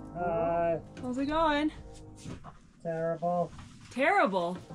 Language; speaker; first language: English; native; English